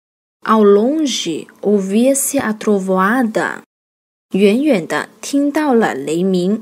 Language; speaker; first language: Portuguese; non-native, fluent; Chinese